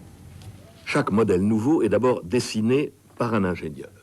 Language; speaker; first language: French; native; French